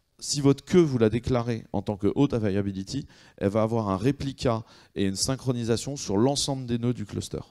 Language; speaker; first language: French; native; French